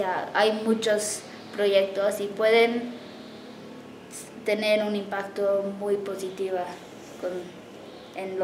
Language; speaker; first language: Spanish; early bilingual, heritage; English